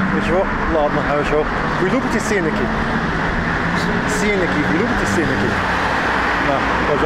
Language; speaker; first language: Russian; non-native, learner; English